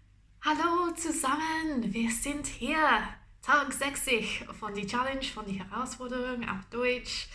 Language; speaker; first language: German; non-native, learner; English